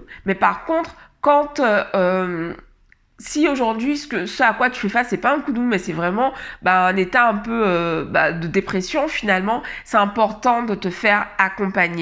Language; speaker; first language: French; native; French